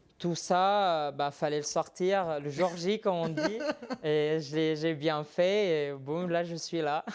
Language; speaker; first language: French; non-native, fluent; Arabic